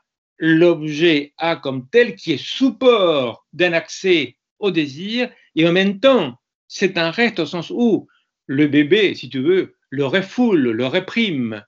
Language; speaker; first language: French; non-native, fluent; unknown